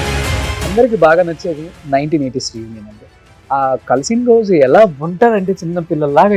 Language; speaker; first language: Telugu; native; Telugu